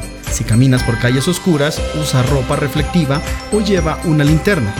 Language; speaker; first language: Spanish; native; Spanish